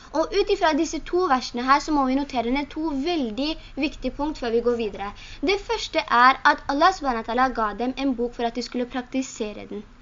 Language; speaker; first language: Norwegian; early bilingual, other home language; Urdu